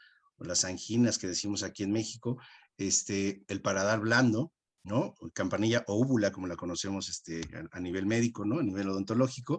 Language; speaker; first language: Spanish; native; Spanish